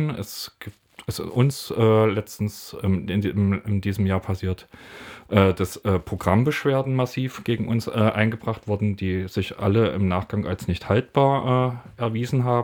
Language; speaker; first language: German; native; German